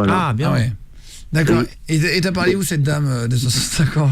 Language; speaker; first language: French; native; French